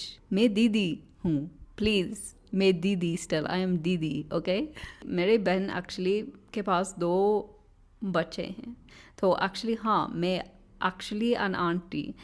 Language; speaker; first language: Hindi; non-native, learner; English